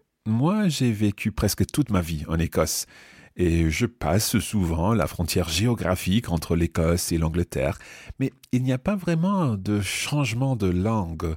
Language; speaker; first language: French; non-native, fluent; English